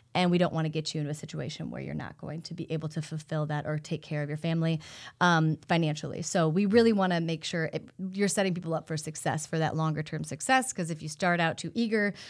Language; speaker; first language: English; native; English